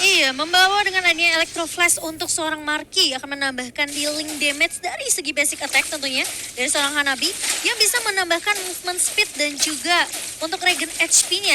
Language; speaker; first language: Indonesian; native; Indonesian